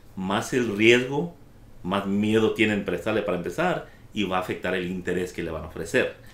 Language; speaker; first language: Spanish; early bilingual, heritage; Spanish